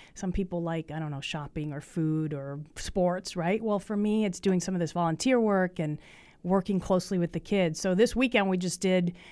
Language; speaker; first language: English; early bilingual, other home language; Spanish